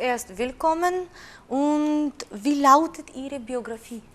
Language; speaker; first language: German; non-native, fluent; Macedonian